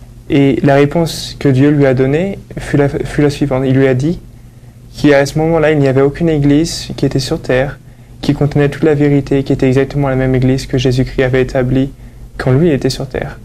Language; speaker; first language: French; native; French